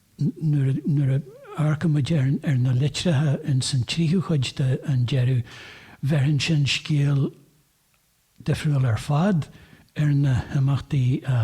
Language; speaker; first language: Irish; native; Irish